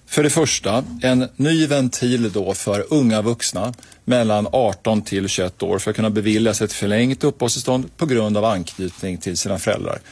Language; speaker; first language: Swedish; native; Swedish